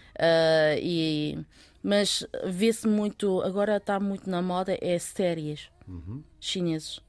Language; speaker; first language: Portuguese; early bilingual, other home language; Chinese